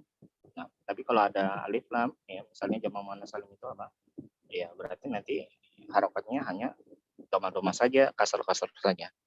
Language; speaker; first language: Indonesian; native; Indonesian